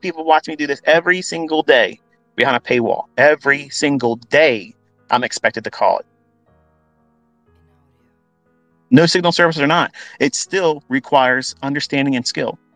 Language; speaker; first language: English; native; English